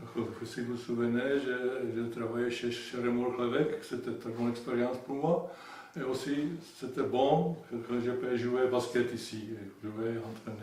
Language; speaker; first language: French; non-native, fluent; Czech